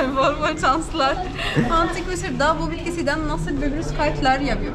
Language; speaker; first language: Turkish; non-native, learner; Arabic